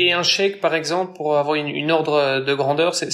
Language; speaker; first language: French; native; French